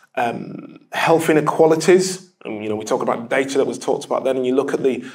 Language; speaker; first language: English; native; English